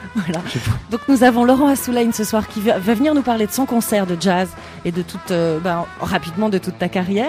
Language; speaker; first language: French; native; French